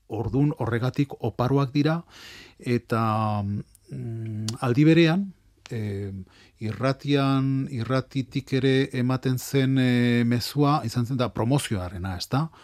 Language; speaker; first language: Basque; non-native, local second language; Spanish